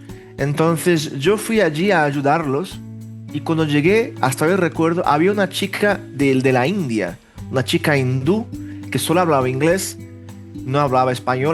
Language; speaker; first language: Spanish; early bilingual, heritage; Portuguese